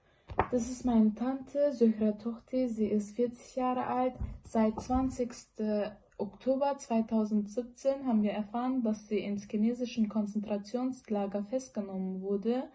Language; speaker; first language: German; early bilingual, other home language; Uyghur